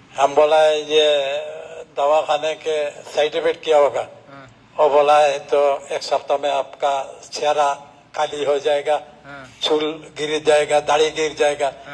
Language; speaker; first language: Hindi; non-native, local second language; Assamese